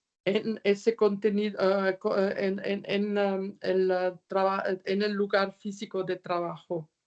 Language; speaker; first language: Spanish; non-native, fluent; German